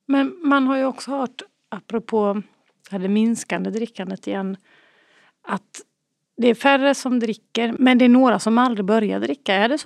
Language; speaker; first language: Swedish; native; Swedish